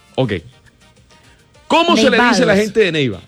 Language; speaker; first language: Spanish; native; Spanish